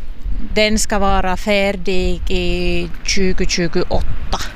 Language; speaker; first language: Swedish; non-native, local second language; Finnish